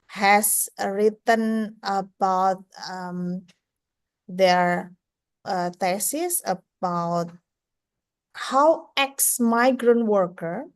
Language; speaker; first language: English; non-native, fluent; Indonesian